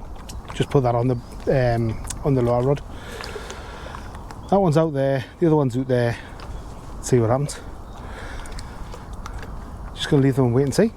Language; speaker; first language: English; native; English